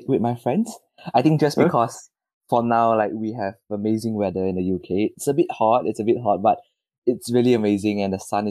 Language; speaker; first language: English; non-native, local second language; Chinese